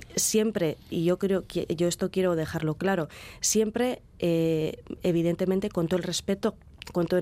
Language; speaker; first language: Spanish; non-native, local second language; Basque